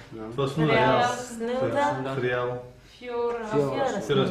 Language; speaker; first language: Icelandic; non-native, learner; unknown